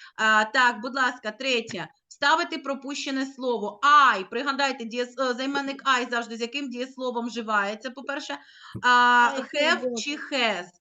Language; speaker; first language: Ukrainian; native; Ukrainian